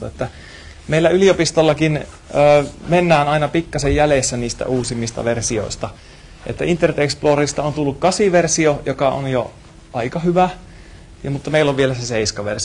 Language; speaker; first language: Finnish; native; Finnish